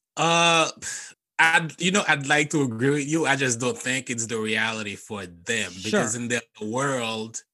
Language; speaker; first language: English; non-native, fluent; Haitian Creole